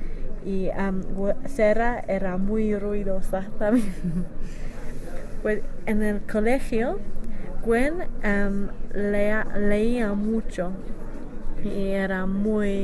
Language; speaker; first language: Spanish; non-native, learner; English